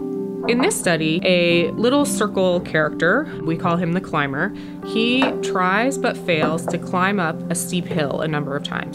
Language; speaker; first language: English; native; English